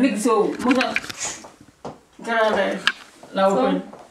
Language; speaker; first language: German; non-native, learner; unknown